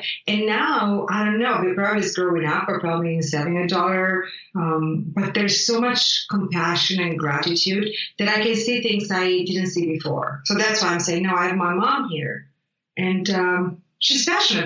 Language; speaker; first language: English; non-native, fluent; Italian